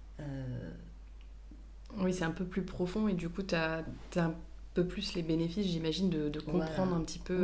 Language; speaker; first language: French; native; French